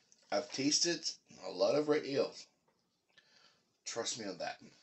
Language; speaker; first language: English; early bilingual, other home language; French